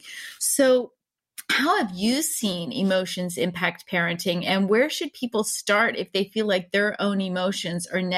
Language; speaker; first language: English; native; English